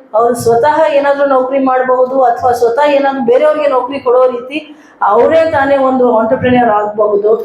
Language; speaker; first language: Kannada; non-native, local second language; Urdu